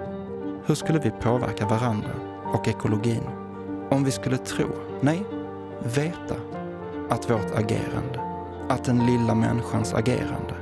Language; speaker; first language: Swedish; native; Swedish